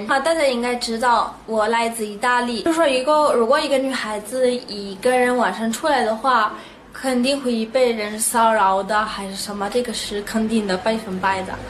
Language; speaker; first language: Chinese; non-native, fluent; Italian